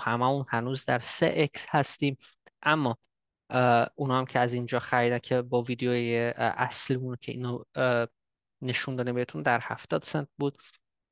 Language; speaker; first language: Persian; early bilingual, heritage; Persian